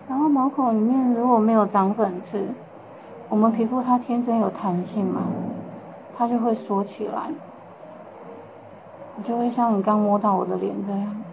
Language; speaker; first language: Chinese; native; Chinese